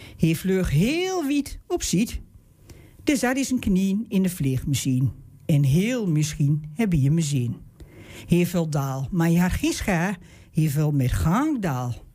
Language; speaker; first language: Dutch; native; Dutch